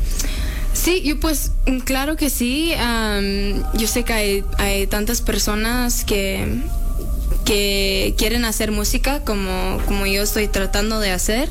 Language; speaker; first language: Spanish; early bilingual, heritage; Spanish